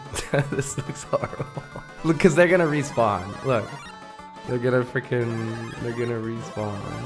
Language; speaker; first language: English; native; English